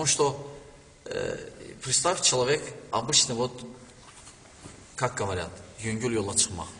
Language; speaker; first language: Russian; non-native, learner; Azerbaijani